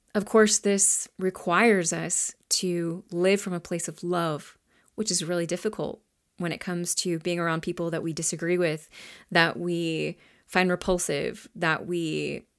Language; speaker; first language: English; native; English